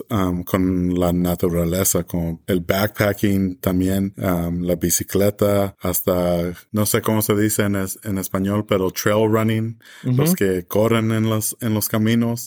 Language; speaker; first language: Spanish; early bilingual, heritage; English